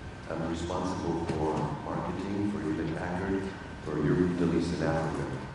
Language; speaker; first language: English; non-native, fluent; French